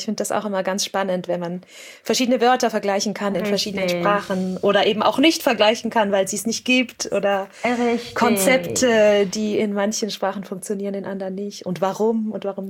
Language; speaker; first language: German; native; German